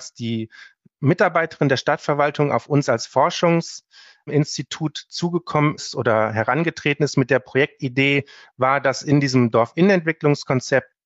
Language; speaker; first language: German; native; German